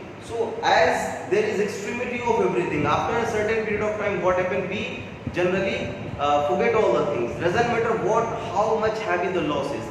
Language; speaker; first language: English; non-native, local second language; Hindi